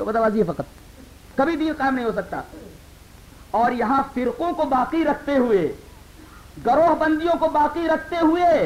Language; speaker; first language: Urdu; native; Urdu